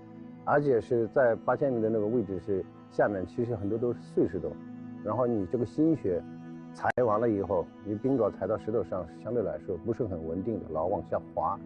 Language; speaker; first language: Chinese; native; Chinese